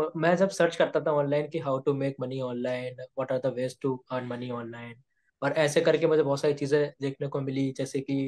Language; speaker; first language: Hindi; native; Hindi